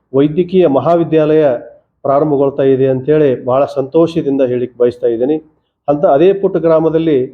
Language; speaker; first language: Kannada; native; Kannada